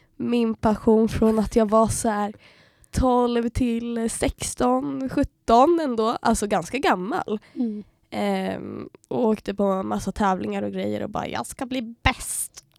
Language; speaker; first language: Swedish; native; Swedish